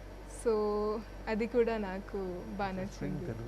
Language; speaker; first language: Telugu; non-native, fluent; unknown